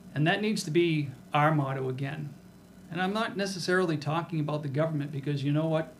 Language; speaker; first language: English; native; English